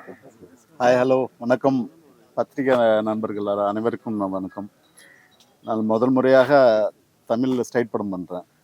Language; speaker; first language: Tamil; non-native, fluent; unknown